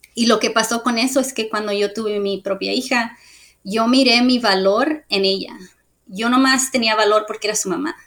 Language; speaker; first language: Spanish; early bilingual, heritage; Spanish